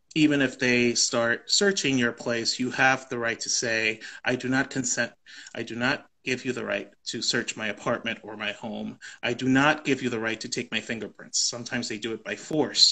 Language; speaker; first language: English; native; English